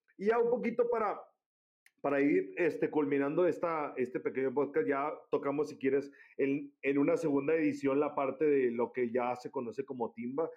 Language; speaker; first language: Spanish; native; Spanish